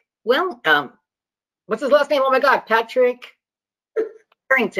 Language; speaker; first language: English; early bilingual, other home language; Greek